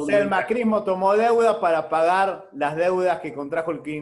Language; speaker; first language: Spanish; native; Spanish